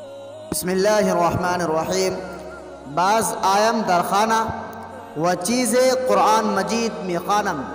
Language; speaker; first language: Persian; non-native, learner; Urdu